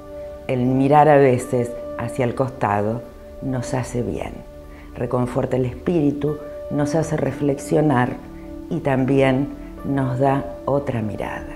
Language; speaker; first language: Spanish; native; Spanish